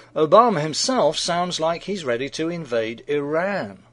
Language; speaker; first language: English; native; English